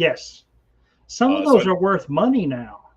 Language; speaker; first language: English; native; English